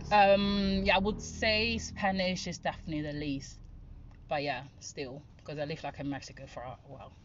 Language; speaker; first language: English; non-native, fluent; Dutch